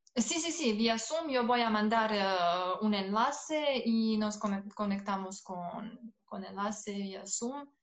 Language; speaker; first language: Spanish; non-native, fluent; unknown